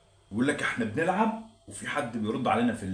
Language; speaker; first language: Arabic; native; Arabic